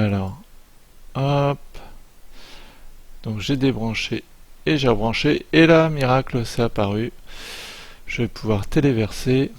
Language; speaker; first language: French; native; French